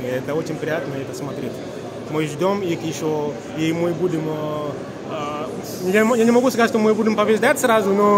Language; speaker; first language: Russian; non-native, learner; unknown